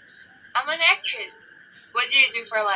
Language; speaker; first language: English; non-native, learner; Portuguese